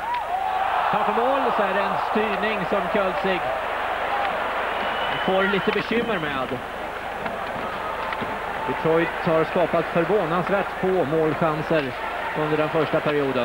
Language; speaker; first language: Swedish; native; Swedish